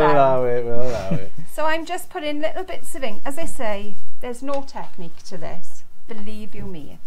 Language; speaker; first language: English; native; English